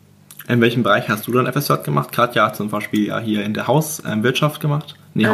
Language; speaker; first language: German; native; German